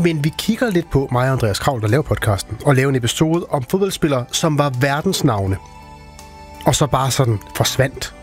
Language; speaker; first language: Danish; native; Danish